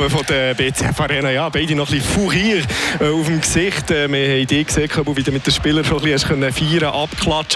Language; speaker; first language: German; native; German